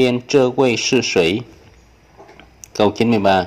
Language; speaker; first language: Chinese; non-native, fluent; Vietnamese